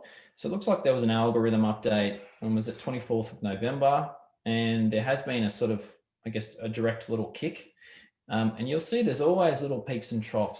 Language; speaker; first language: English; native; English